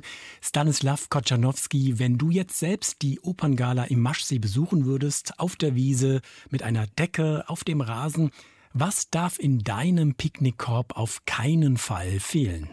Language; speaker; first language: German; native; German